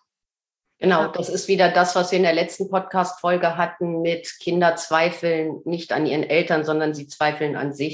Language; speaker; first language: German; native; German